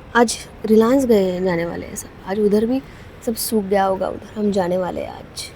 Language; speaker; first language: Hindi; non-native, local second language; Marathi